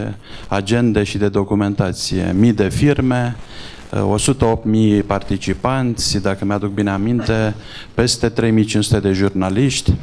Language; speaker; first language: Romanian; native; Romanian